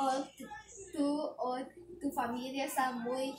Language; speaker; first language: Spanish; early bilingual, heritage; Spanish